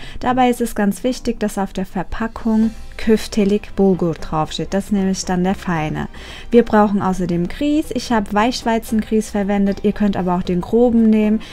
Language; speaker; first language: German; early bilingual, other home language; Turkish